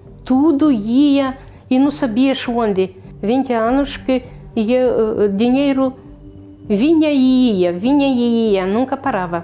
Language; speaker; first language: Portuguese; non-native, fluent; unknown